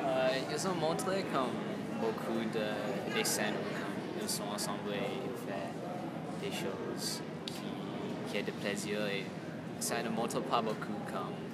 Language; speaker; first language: French; non-native, learner; English